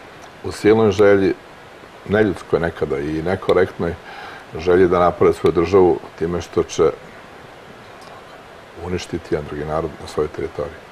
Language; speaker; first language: Croatian; native; Croatian